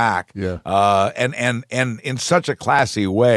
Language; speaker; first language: English; native; English